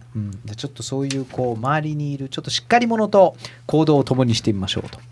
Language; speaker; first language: Japanese; early bilingual, heritage; Portuguese